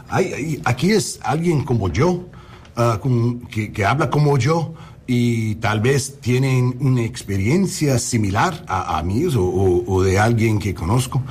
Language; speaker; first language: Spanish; non-native, learner; English